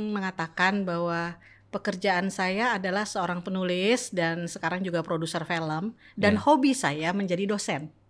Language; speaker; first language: Indonesian; native; Indonesian